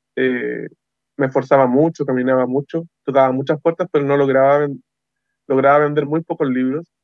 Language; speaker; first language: Spanish; native; Spanish